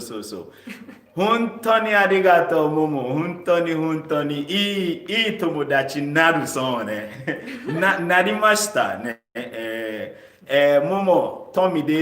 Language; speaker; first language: Japanese; non-native, learner; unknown